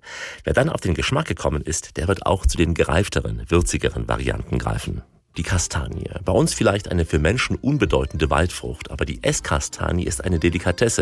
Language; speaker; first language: German; native; German